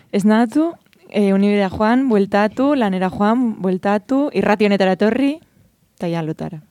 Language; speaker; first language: Basque; non-native, local second language; Spanish